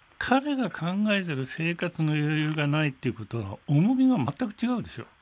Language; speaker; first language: Japanese; native; Japanese